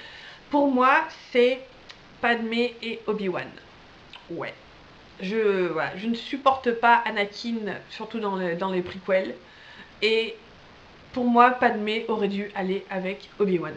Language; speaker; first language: French; native; French